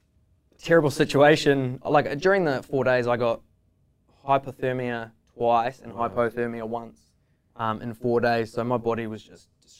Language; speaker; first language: English; native; English